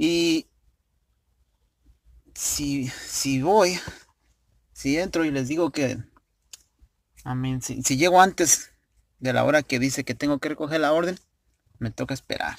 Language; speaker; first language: Spanish; early bilingual, heritage; Spanish